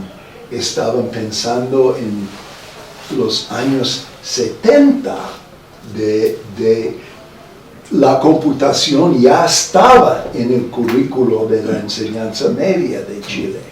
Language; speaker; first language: Spanish; non-native, fluent; English